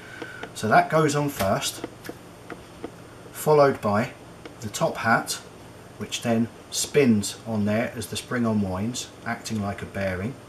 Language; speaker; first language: English; native; English